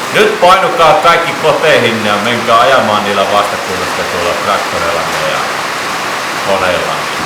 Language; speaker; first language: Finnish; native; Finnish